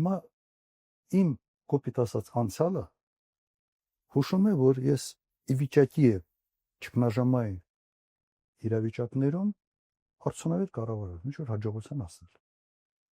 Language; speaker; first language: Armenian; native; Armenian